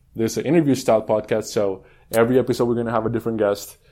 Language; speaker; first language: English; non-native, fluent; Spanish